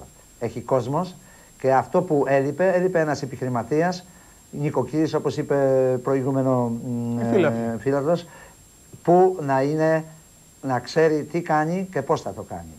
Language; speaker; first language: Greek; non-native, fluent; Polish